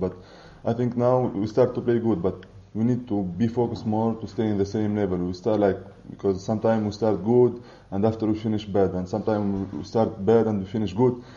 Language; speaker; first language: English; non-native, fluent; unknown